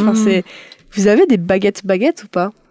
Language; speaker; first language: French; native; French